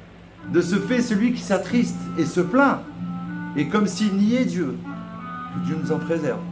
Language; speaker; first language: French; native; French